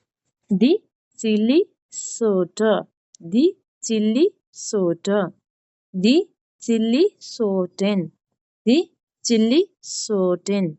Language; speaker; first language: German; non-native, learner; Nepali